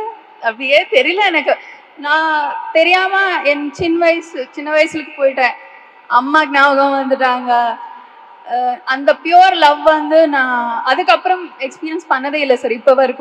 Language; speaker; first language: Tamil; non-native, fluent; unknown